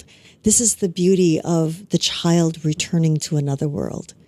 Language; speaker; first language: English; native; English